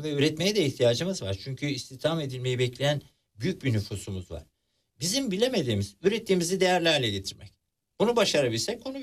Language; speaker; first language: Turkish; native; Turkish